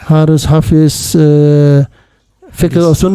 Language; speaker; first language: Indonesian; early bilingual, heritage; English